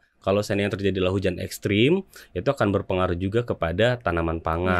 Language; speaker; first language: Indonesian; native; Indonesian